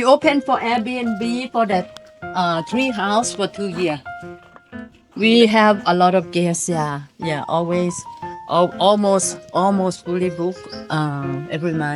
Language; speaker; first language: English; non-native, local second language; Thai